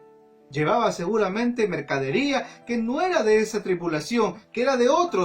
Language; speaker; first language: Spanish; native; Spanish